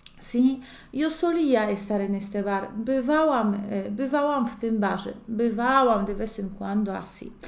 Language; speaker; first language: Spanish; non-native, fluent; Polish